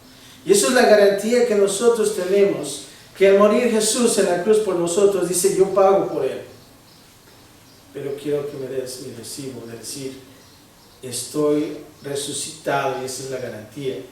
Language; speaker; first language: Spanish; early bilingual, heritage; Spanish